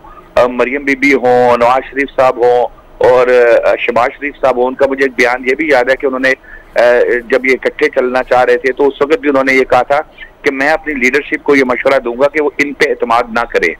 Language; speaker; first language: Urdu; non-native, local second language; Punjabi